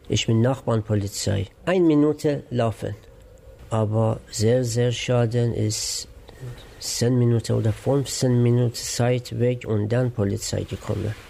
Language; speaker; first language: German; non-native, learner; Persian